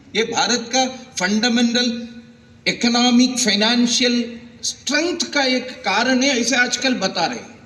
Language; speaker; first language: Hindi; non-native, local second language; Malayalam